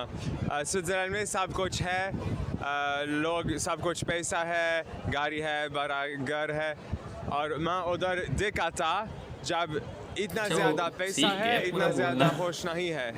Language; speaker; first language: Hindi; non-native, learner; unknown